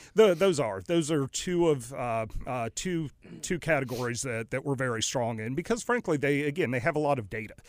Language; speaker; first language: English; native; English